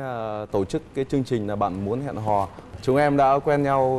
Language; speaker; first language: Vietnamese; native; Vietnamese